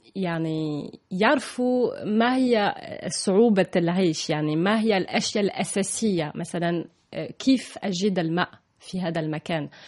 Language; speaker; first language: Arabic; non-native, fluent; French